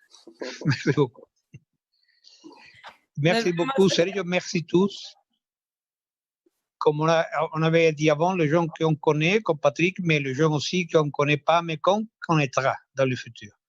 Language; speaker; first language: French; non-native, fluent; Spanish